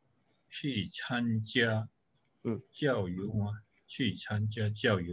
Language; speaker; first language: Chinese; non-native, learner; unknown